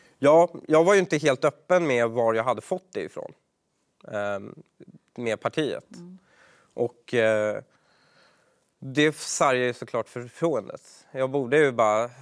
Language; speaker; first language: Swedish; early bilingual, other home language; Persian